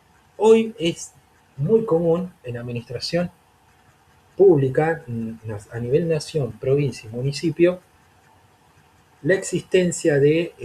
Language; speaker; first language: Spanish; native; Spanish